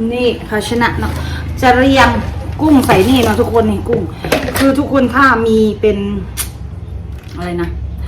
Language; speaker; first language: Thai; native; Thai